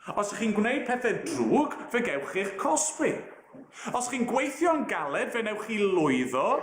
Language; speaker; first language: Welsh; native; Welsh